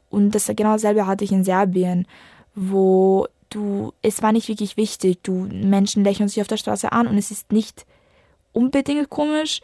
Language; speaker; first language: German; early bilingual, other home language; Italian